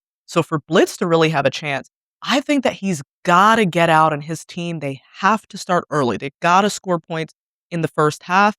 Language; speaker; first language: English; native; English